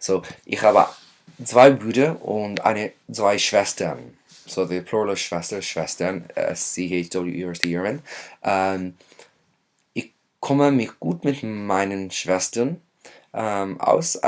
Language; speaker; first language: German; non-native, fluent; English